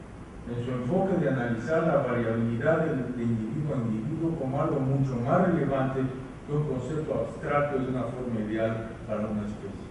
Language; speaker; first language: Spanish; native; Spanish